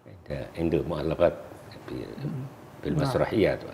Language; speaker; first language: Arabic; non-native, learner; Indonesian